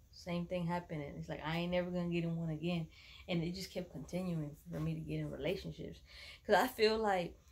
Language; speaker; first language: English; early bilingual, other home language; Spanish